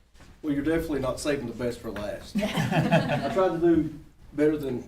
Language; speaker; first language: English; native; English